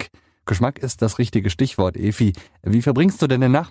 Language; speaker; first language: German; native; German